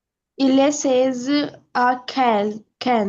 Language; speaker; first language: French; non-native, learner; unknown